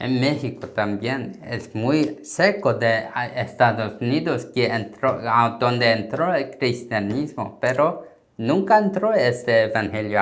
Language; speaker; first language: Spanish; non-native, learner; Korean